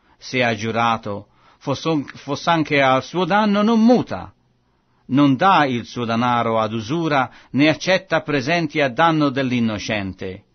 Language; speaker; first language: Italian; non-native, fluent; French